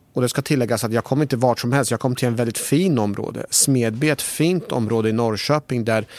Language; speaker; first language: Swedish; early bilingual, other home language; Persian